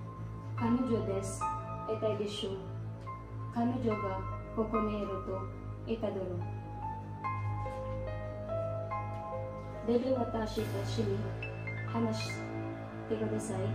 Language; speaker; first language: Japanese; non-native, learner; Filipino